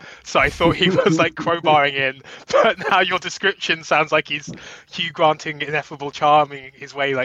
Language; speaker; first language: English; native; English